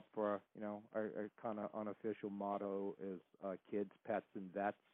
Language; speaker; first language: English; native; English